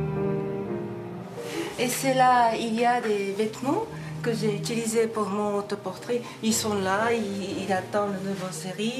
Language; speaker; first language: French; non-native, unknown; Japanese